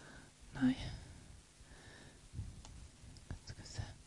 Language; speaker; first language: Norwegian; non-native, fluent; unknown